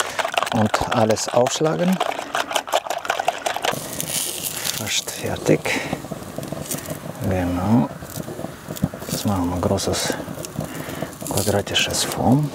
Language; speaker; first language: German; non-native, learner; Russian